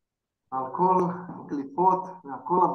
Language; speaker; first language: Hebrew; non-native, fluent; Portuguese